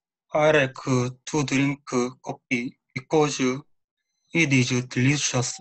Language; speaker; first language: English; non-native, learner; Korean